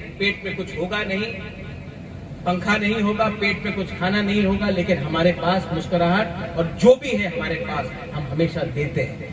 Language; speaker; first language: Hindi; non-native, local second language; Kok Borok